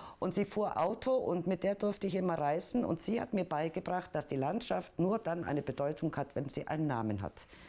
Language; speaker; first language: German; non-native, fluent; Icelandic